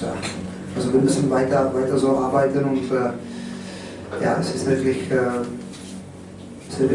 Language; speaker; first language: German; non-native, learner; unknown